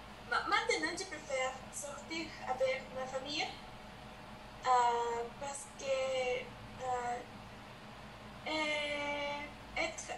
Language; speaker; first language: French; non-native, learner; Spanish